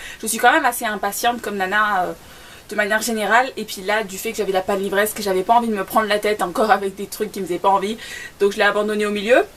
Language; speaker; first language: French; native; French